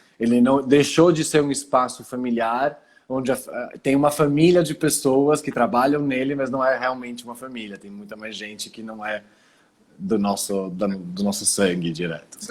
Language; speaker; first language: Portuguese; early bilingual, other home language; Italian